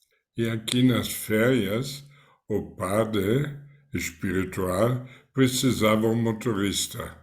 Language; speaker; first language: Portuguese; non-native, fluent; German